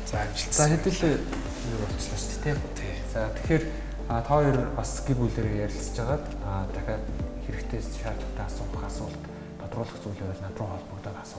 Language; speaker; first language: Mongolian; native; Mongolian